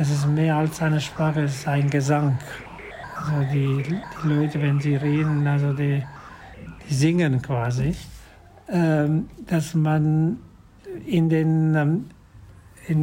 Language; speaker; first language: German; non-native, fluent; Italian